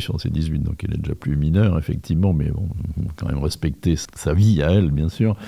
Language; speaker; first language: French; native; French